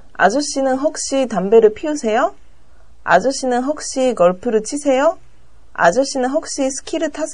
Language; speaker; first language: Korean; non-native, learner; Japanese